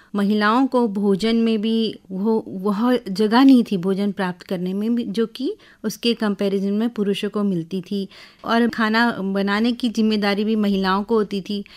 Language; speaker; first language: Hindi; native; Hindi